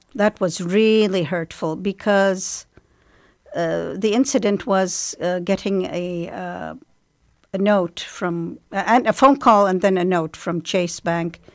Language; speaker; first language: English; non-native, fluent; Arabic